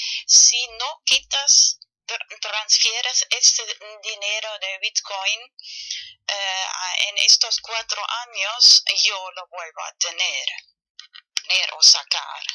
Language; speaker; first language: Spanish; non-native, fluent; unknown